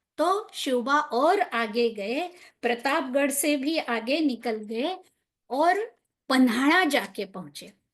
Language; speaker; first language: Hindi; non-native, local second language; Marathi